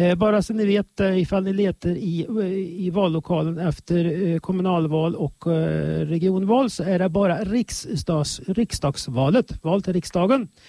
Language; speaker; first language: Swedish; native; Swedish